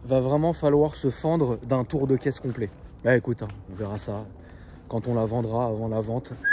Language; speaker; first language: French; native; French